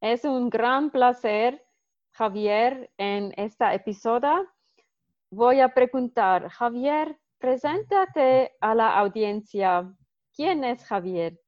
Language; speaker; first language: Spanish; non-native, learner; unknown